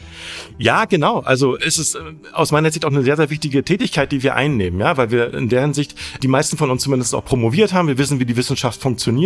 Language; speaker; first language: German; native; German